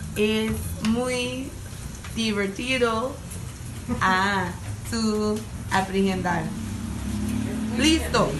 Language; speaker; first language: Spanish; non-native, learner; English